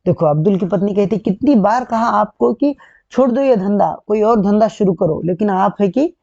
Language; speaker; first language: Hindi; non-native, local second language; Marathi